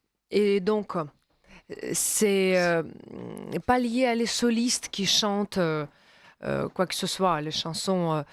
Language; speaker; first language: French; non-native, fluent; Russian